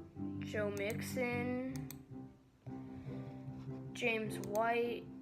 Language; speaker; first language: English; native; English